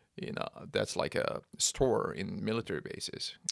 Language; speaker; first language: English; non-native, fluent; Korean